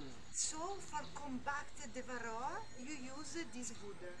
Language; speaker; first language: English; non-native, learner; Italian